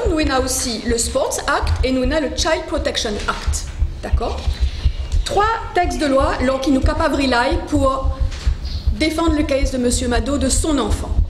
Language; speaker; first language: French; non-native, local second language; Morisyen